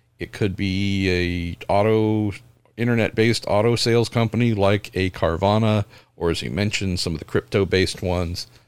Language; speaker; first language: English; native; English